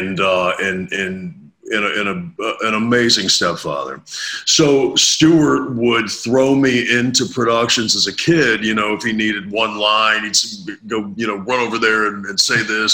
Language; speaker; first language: English; native; English